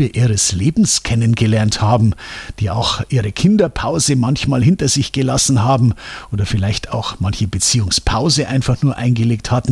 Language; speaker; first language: German; native; German